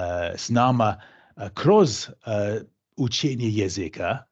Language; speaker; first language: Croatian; non-native, fluent; English